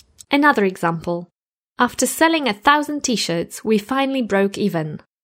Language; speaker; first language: English; non-native, fluent; Polish